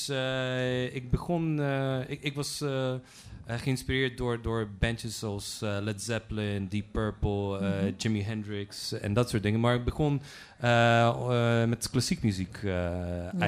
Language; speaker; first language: Dutch; non-native, fluent; Polish